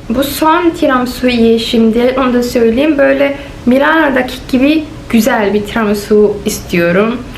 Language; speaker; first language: Turkish; early bilingual, heritage; Turkish